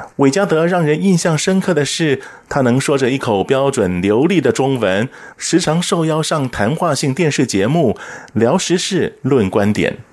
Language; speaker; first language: Chinese; native; Chinese